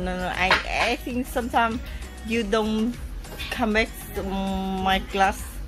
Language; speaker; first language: English; non-native, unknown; Vietnamese